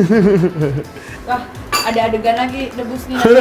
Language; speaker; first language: Indonesian; native; Indonesian